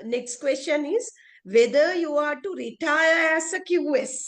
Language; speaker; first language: English; non-native, local second language; Sinhala